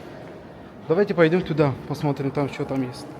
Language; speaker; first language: Russian; non-native, learner; Persian